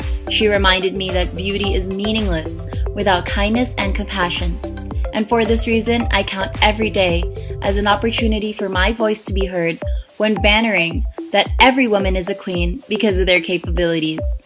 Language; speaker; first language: English; early bilingual, other home language; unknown